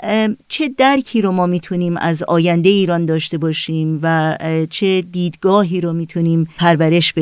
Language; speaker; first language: Persian; native; Persian